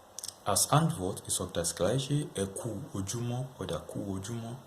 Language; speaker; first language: German; non-native, fluent; Yoruba